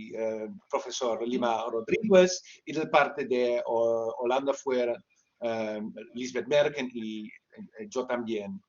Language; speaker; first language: Spanish; non-native, learner; Dutch